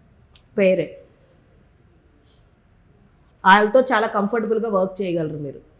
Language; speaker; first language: Telugu; native; Telugu